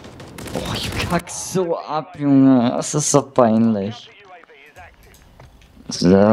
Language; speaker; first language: German; native; German